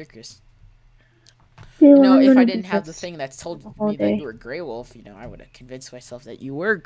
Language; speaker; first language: English; native; English